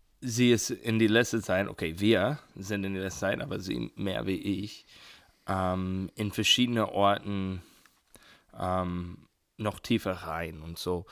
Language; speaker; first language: German; non-native, learner; English